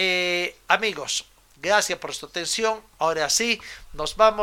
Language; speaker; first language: Spanish; native; Spanish